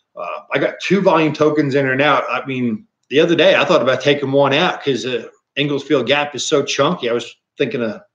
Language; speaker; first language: English; native; English